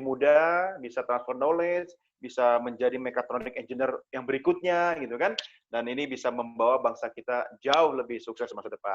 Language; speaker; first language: Indonesian; native; Indonesian